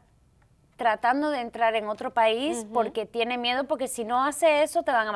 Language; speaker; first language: Spanish; early bilingual, heritage; Spanish